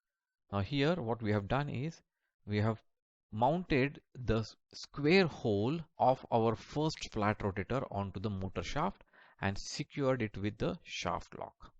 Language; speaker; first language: English; non-native, local second language; Marathi